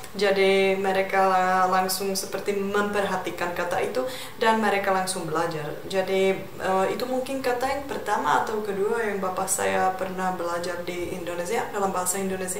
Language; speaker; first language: Indonesian; non-native, fluent; Czech